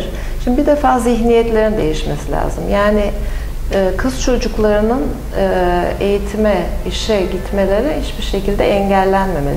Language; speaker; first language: Turkish; native; Turkish